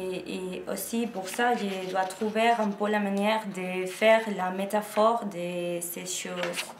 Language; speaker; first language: French; non-native, learner; Korean